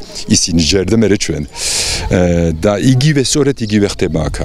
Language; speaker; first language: Georgian; early bilingual, heritage; Georgian